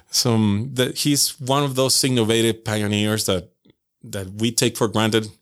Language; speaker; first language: English; non-native, fluent; Spanish